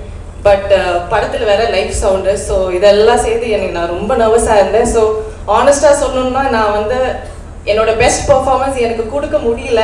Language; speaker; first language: Tamil; non-native, local second language; Malayalam